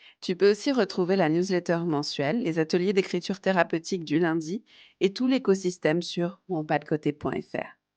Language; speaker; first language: French; native; French